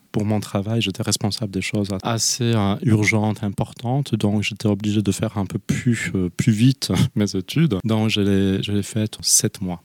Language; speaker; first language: French; non-native, fluent; Polish